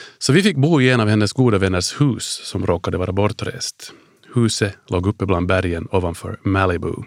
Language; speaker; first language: Swedish; native; Swedish